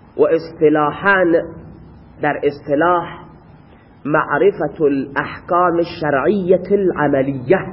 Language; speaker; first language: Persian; non-native, local second language; Baluchi